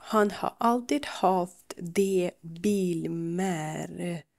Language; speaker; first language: Swedish; non-native, fluent; Ukrainian